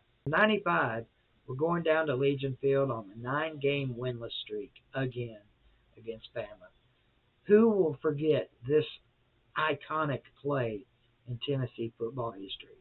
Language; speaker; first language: English; native; English